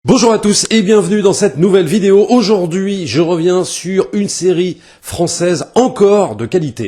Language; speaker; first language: French; native; French